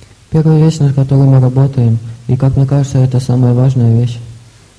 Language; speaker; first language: Russian; native; Russian